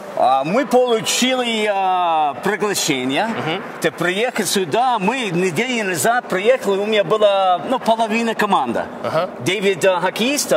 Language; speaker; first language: Russian; non-native, fluent; English